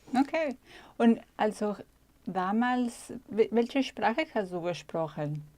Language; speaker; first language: German; non-native, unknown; Spanish